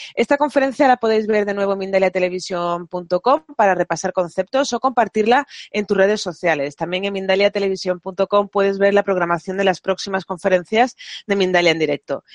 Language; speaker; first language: Spanish; native; Spanish